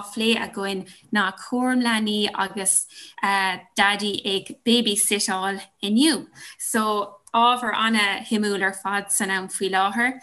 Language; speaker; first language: Irish; non-native, local second language; English